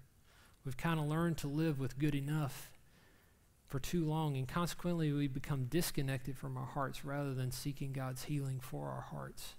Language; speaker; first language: English; native; English